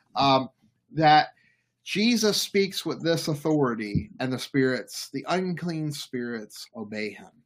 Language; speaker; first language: English; native; English